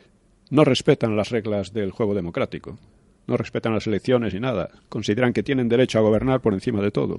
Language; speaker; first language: Spanish; native; Spanish